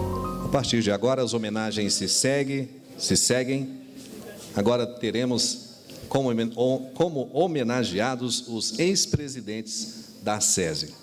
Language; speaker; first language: Portuguese; native; Portuguese